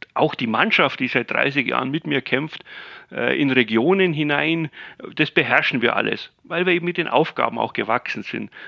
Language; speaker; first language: German; native; German